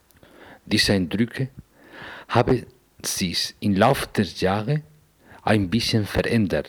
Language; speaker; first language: German; non-native, fluent; Spanish